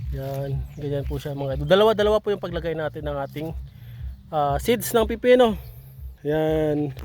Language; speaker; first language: Filipino; non-native, local second language; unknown